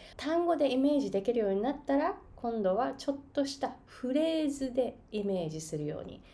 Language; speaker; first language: Japanese; native; Japanese